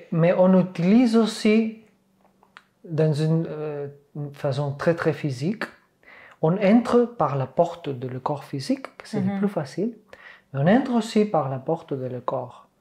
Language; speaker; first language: French; non-native, fluent; Catalan